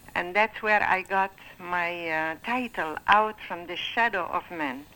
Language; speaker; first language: English; non-native, fluent; Arabic